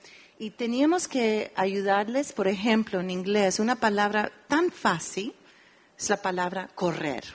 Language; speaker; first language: Spanish; early bilingual, heritage; Spanish